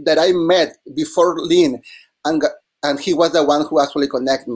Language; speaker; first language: English; non-native, fluent; Spanish